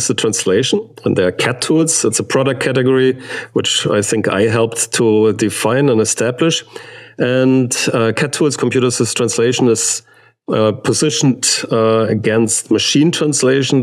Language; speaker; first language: English; non-native, fluent; German